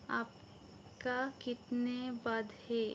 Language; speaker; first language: Hindi; non-native, local second language; Bangla